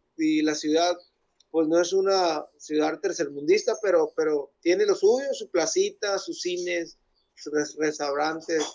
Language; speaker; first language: Spanish; native; Spanish